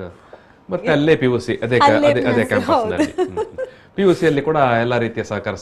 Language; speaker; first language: Kannada; native; Kannada